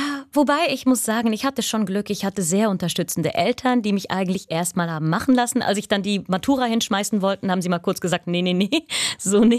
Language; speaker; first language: German; native; German